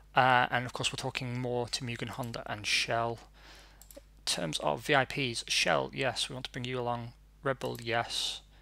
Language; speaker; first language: English; native; English